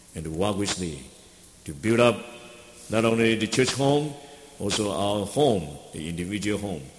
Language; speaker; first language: English; non-native, learner; Chinese